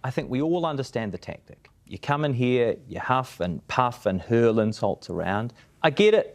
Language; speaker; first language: English; native; English